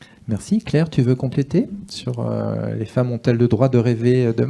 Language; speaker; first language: French; native; French